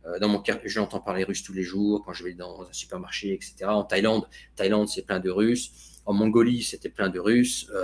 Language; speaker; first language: French; native; French